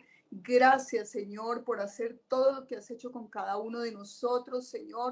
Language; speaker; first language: Spanish; native; Spanish